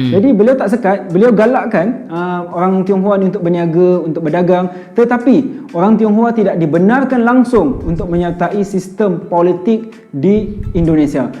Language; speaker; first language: Malay; native; Malay